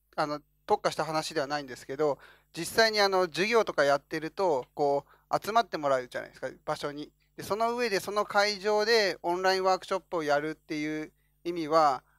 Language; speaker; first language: Japanese; native; Japanese